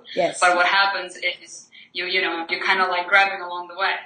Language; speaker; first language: English; non-native, fluent; Ukrainian